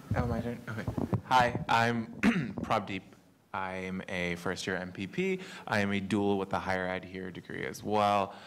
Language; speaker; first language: English; native; English